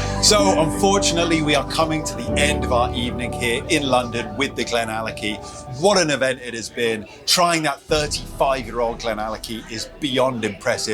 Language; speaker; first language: English; native; English